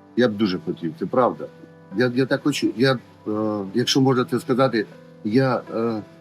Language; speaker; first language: Ukrainian; native; Ukrainian